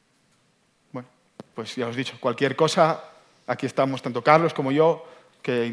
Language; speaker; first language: Spanish; native; Spanish